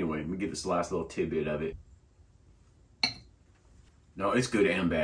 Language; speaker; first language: English; native; English